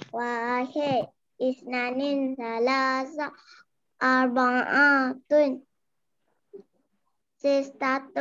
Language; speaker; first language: Arabic; non-native, learner; Malay